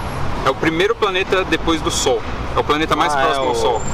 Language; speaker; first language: Portuguese; native; Portuguese